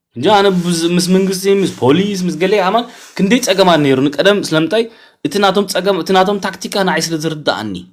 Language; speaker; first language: Tigrinya; early bilingual, heritage; Tigrinya